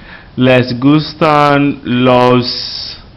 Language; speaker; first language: Spanish; non-native, learner; English